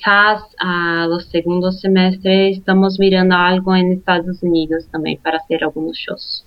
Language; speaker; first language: Spanish; non-native, fluent; Portuguese